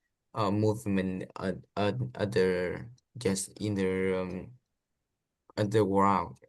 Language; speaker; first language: English; non-native, learner; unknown